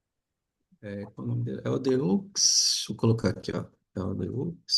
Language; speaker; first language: Portuguese; native; Portuguese